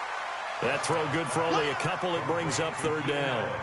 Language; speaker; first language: English; native; English